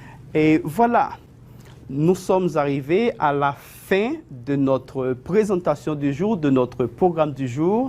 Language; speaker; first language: French; non-native, fluent; Spanish